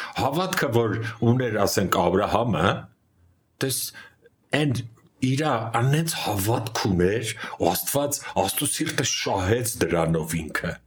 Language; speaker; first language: Armenian; native; Armenian